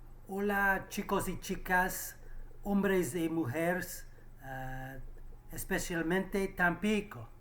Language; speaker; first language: Spanish; non-native, learner; English